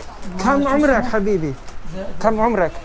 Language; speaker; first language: Arabic; non-native, learner; Thai